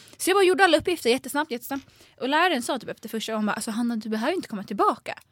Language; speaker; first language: Swedish; native; Swedish